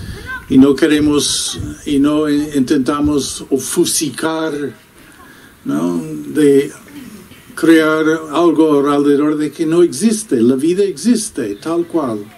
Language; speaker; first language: Spanish; non-native, fluent; English